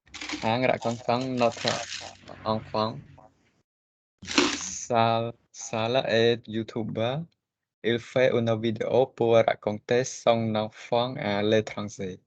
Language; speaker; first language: French; non-native, learner; Khmer